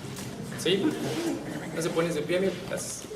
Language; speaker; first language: Spanish; native; Spanish